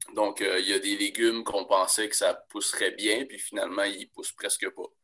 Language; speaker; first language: French; native; French